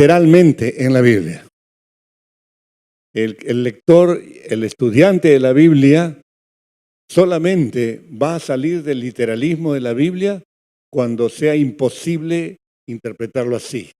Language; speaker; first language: Spanish; native; Spanish